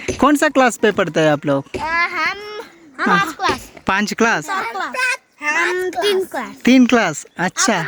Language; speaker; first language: Hindi; non-native, local second language; Malayalam